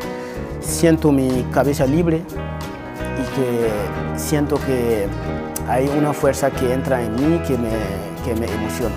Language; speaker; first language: Spanish; non-native, fluent; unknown